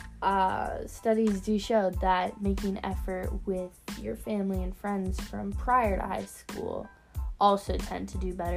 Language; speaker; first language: English; native; English